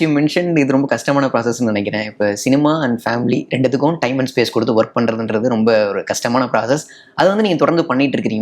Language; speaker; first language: Tamil; native; Tamil